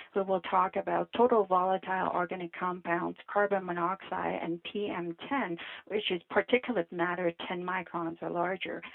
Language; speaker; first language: English; non-native, fluent; Vietnamese